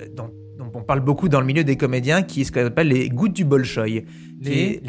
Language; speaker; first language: French; native; French